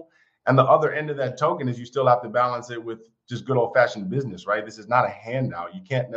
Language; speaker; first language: English; native; English